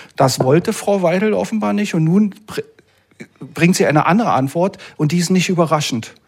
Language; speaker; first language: German; native; German